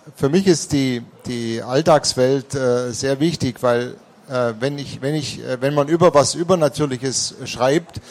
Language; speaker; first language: German; native; German